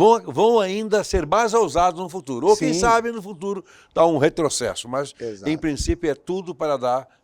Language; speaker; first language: Portuguese; native; Portuguese